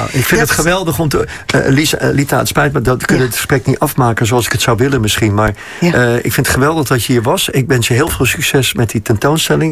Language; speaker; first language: Dutch; native; Dutch